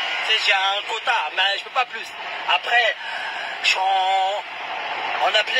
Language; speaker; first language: French; early bilingual, other home language; Arabic